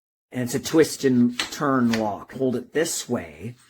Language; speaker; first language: English; native; English